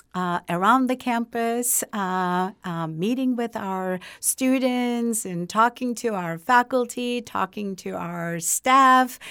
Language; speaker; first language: English; non-native, fluent; Turkish